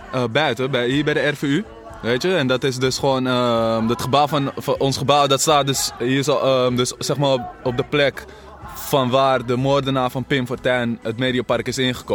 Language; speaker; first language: Dutch; native; Dutch